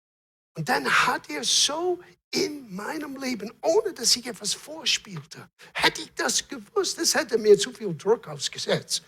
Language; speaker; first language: German; non-native, fluent; English